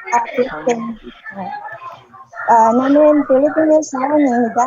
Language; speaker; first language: Korean; non-native, learner; Filipino